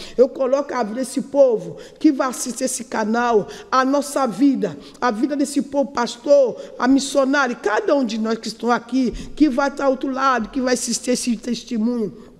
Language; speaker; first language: Portuguese; non-native, learner; Yoruba